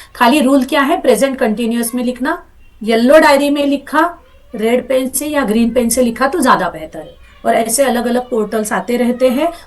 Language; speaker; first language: Hindi; non-native, local second language; Marathi